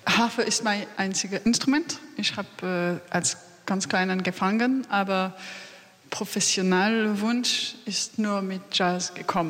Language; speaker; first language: German; non-native, learner; French